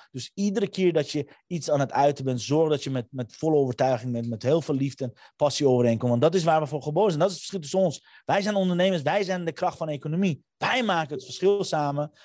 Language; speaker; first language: Dutch; early bilingual, other home language; Armenian